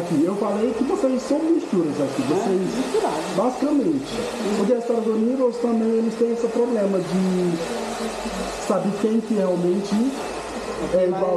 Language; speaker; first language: Portuguese; non-native, fluent; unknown